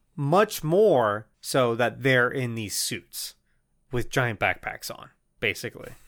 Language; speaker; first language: English; non-native, fluent; Spanish